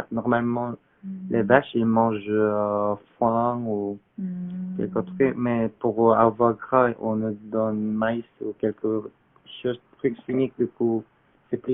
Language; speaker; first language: French; non-native, learner; Korean